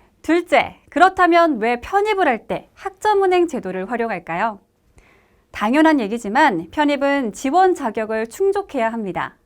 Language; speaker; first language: Korean; native; Korean